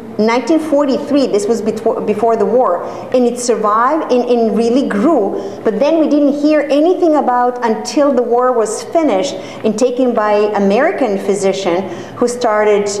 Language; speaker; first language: English; non-native, fluent; Serbian